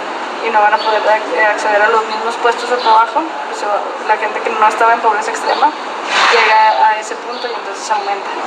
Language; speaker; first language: Spanish; native; Spanish